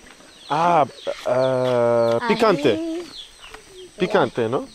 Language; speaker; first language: Spanish; non-native, learner; English